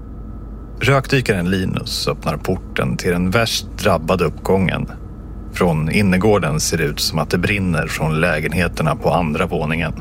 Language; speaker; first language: Swedish; native; Swedish